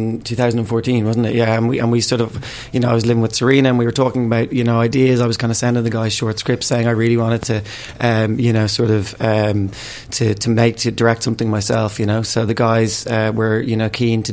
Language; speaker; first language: English; native; English